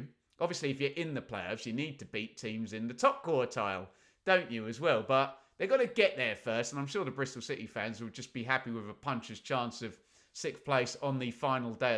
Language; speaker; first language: English; native; English